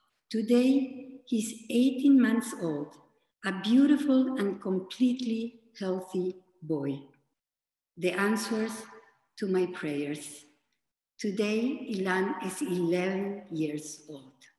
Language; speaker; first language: English; non-native, fluent; Spanish